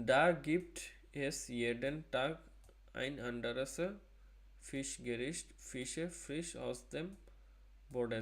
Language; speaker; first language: German; non-native, learner; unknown